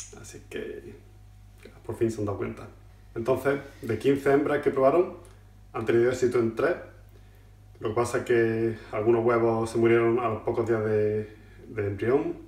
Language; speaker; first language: Spanish; native; Spanish